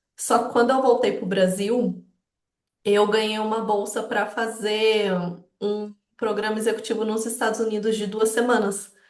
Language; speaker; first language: Portuguese; native; Portuguese